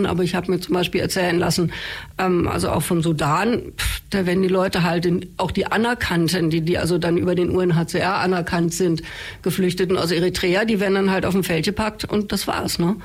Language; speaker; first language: German; native; German